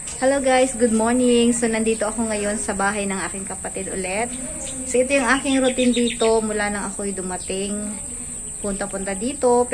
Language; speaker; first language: Filipino; non-native, local second language; Bikol